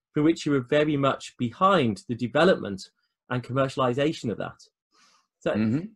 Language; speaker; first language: English; native; English